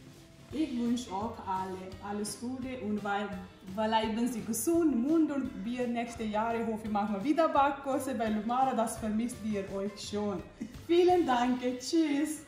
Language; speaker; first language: German; non-native, learner; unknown